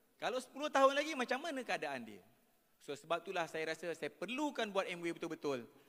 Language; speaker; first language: Malay; native; Malay